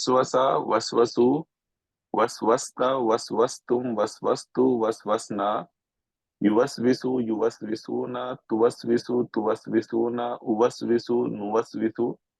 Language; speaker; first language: Arabic; non-native, learner; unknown